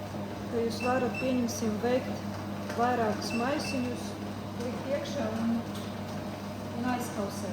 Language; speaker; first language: Latvian; native; Latvian